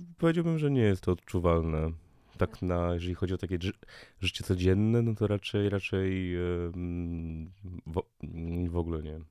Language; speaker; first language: Polish; native; Polish